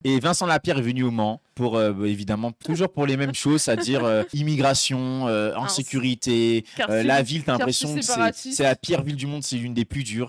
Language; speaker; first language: French; native; French